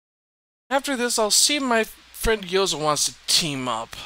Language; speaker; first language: English; native; English